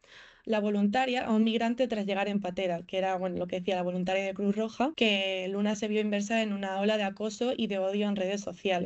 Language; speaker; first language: Spanish; native; Spanish